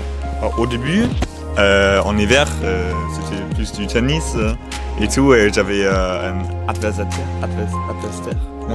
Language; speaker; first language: French; non-native, learner; German